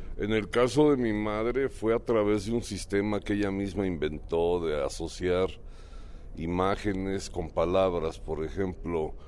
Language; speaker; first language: Spanish; early bilingual, heritage; English